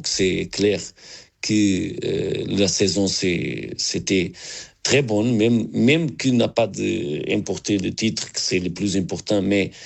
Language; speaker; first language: French; non-native, learner; Portuguese